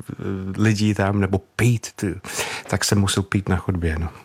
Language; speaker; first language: Czech; non-native, fluent; English